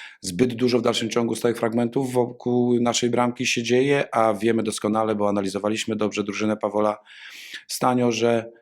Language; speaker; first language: Polish; native; Polish